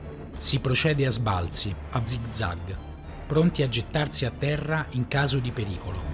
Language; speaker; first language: Italian; native; Italian